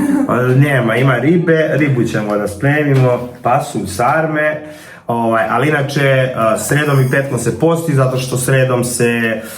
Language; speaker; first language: Croatian; native; Croatian